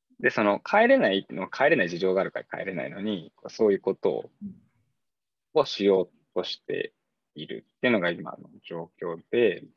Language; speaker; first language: Japanese; native; Japanese